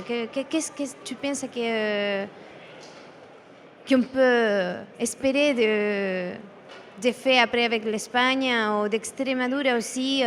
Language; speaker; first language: French; non-native, learner; Spanish